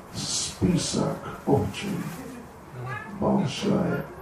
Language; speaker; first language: Russian; non-native, learner; English